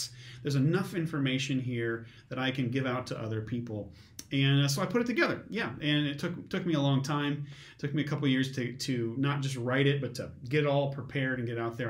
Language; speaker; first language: English; native; English